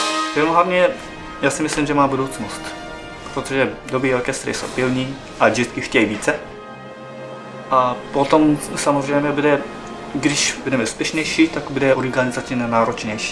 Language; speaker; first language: Czech; non-native, fluent; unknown